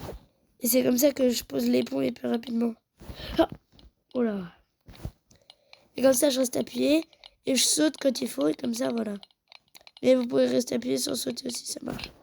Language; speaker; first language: French; native; French